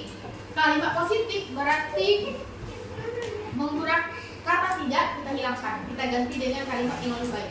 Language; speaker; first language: Indonesian; native; Indonesian